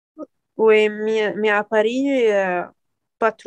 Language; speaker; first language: French; non-native, learner; Arabic